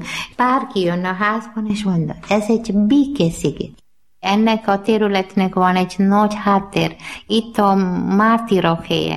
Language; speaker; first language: Hungarian; non-native, learner; Malayalam